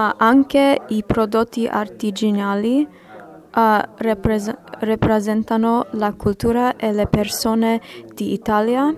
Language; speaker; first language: Italian; non-native, learner; English